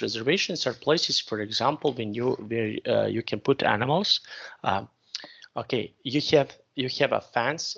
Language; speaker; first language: English; non-native, fluent; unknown